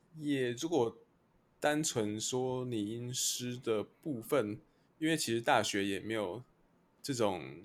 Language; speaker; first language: Chinese; native; Chinese